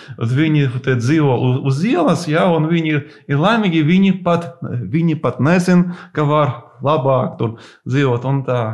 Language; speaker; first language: Latvian; non-native, local second language; Russian